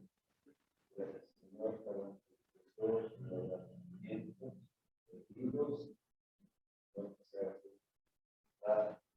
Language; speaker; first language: Spanish; non-native, learner; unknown